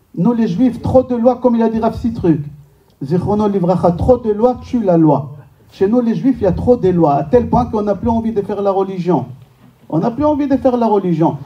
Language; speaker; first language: French; non-native, fluent; Hebrew